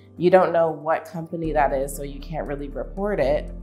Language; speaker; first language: English; native; English